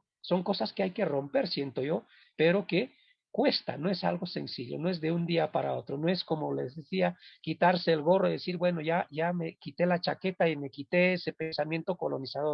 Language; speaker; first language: Spanish; non-native, local second language; Quechua